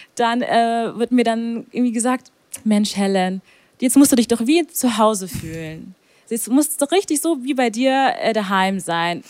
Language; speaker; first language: German; native; German